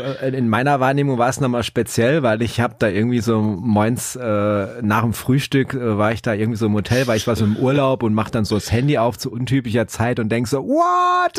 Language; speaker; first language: German; native; German